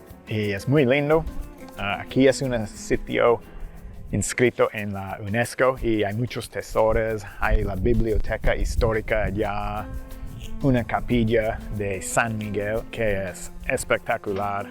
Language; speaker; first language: Spanish; non-native, fluent; English